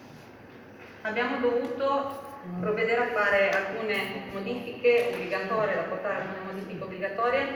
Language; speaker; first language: Italian; native; Italian